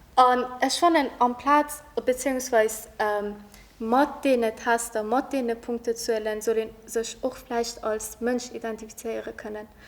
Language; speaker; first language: Luxembourgish; early bilingual, other home language; Persian